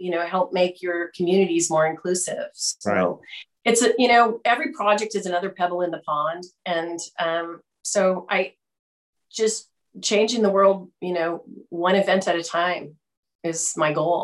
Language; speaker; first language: English; native; English